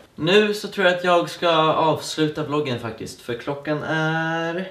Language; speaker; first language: Swedish; native; Swedish